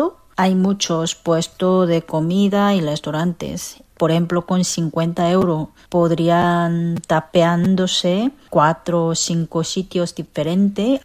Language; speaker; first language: Spanish; early bilingual, other home language; Korean